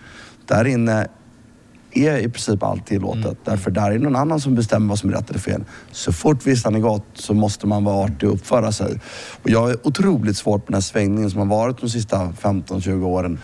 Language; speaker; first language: Swedish; native; Swedish